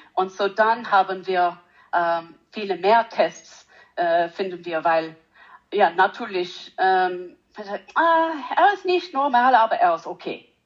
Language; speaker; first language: German; non-native, learner; English